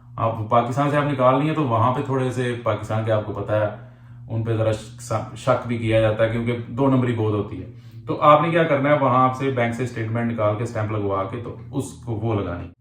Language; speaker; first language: Urdu; non-native, local second language; Punjabi